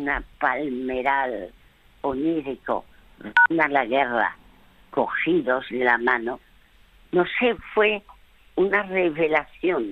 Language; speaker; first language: Spanish; early bilingual, other home language; French